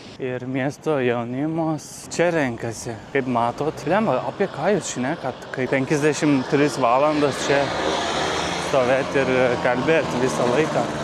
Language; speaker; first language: Lithuanian; non-native, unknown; Turkish